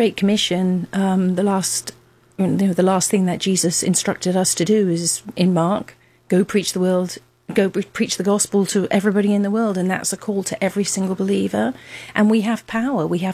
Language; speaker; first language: English; native; English